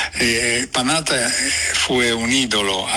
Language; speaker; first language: Spanish; non-native, fluent; Italian